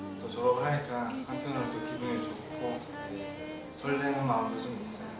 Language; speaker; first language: Korean; non-native, fluent; Mongolian